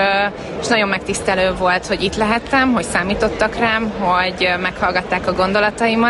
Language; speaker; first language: Hungarian; native; Hungarian